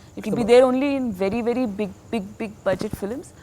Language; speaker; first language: English; non-native, local second language; Tamil